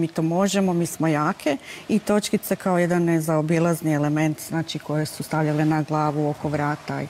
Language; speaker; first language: Croatian; native; Croatian